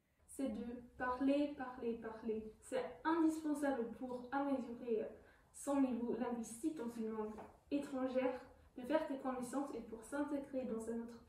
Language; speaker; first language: French; non-native, fluent; German